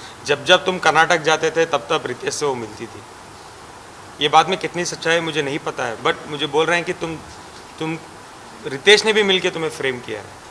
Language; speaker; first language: Hindi; native; Hindi